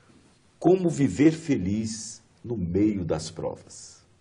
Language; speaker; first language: Portuguese; native; Portuguese